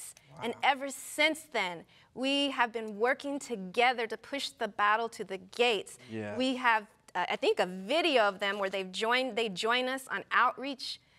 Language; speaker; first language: English; native; English